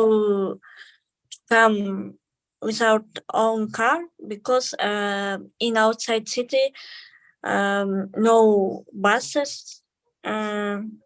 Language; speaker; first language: English; non-native, learner; Kazakh